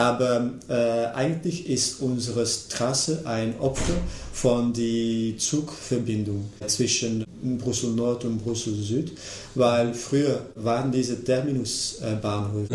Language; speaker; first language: German; non-native, fluent; Dutch